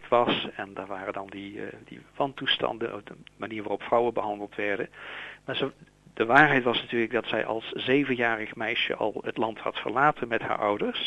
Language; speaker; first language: Dutch; native; Dutch